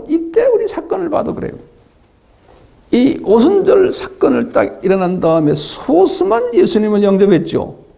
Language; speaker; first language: Korean; native; Korean